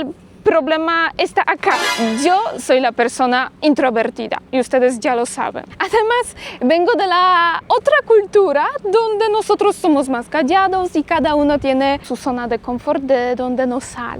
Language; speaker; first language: Spanish; non-native, fluent; Polish